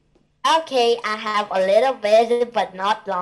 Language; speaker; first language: English; non-native, learner; Thai